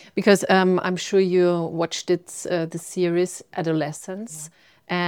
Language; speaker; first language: English; non-native, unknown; German